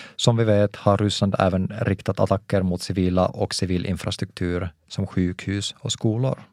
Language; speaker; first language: Swedish; non-native, local second language; Finnish